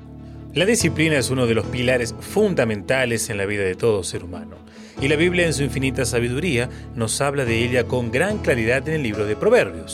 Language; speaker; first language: Spanish; native; Spanish